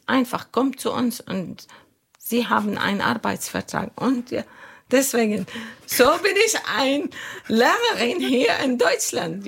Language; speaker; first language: German; non-native, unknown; Arabic